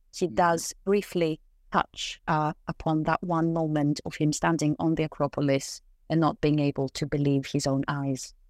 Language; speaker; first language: English; non-native, fluent; Greek